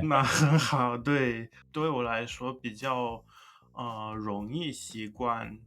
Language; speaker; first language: Chinese; non-native, fluent; English